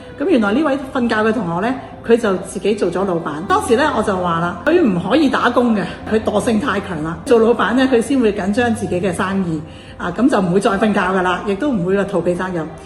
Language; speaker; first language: Cantonese; native; Cantonese